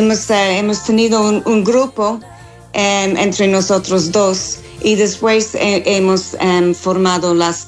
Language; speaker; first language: Spanish; non-native, fluent; English